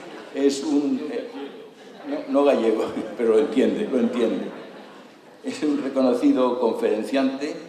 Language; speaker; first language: Spanish; native; Spanish